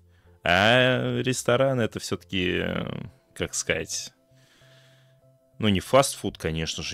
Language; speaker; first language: Russian; native; Russian